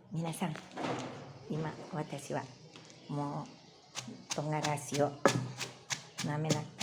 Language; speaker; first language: Japanese; non-native, learner; Indonesian